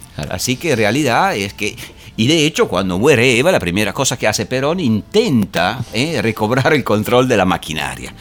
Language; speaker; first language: Spanish; non-native, fluent; Italian